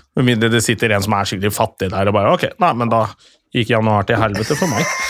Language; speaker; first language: Norwegian; native; Norwegian